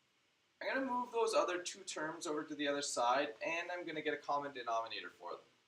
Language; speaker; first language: English; native; English